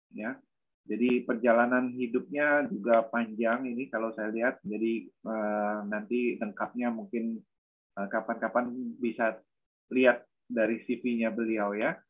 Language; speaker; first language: Indonesian; native; Indonesian